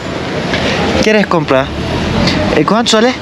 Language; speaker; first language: Spanish; non-native, learner; Turkish